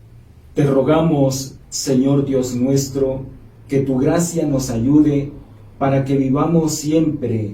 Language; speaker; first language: Spanish; native; Spanish